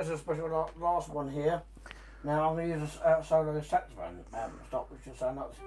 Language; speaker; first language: English; native; English